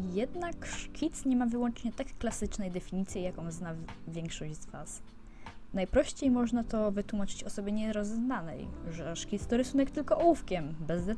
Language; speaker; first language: Polish; native; Polish